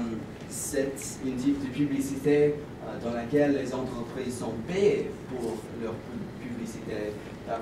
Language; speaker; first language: French; non-native, learner; English